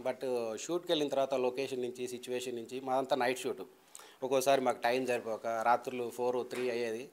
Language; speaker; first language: Telugu; native; Telugu